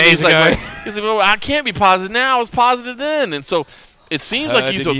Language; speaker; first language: English; native; English